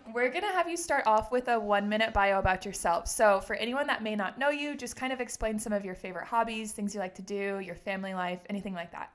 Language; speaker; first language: English; native; English